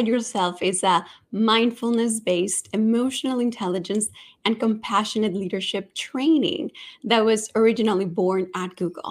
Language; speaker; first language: English; non-native, fluent; Spanish